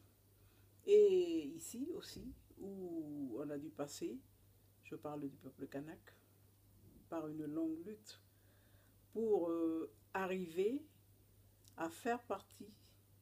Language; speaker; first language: French; non-native, local second language; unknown